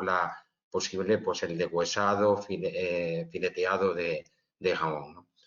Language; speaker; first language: Spanish; native; Spanish